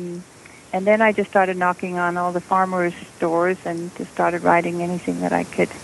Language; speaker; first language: English; non-native, fluent; Danish